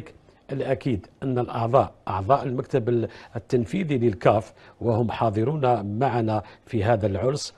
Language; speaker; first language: Arabic; native; Arabic